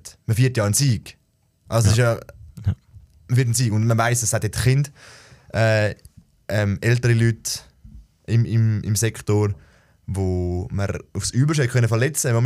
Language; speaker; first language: German; native; German